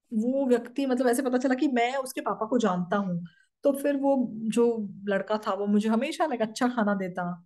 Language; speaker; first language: Hindi; non-native, fluent; Korean